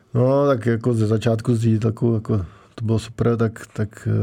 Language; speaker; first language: Czech; native; Czech